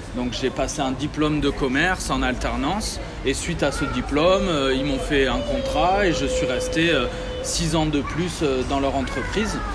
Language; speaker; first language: French; early bilingual, other home language; Italian